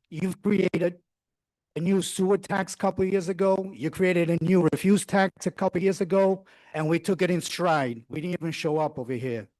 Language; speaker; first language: English; non-native, fluent; Portuguese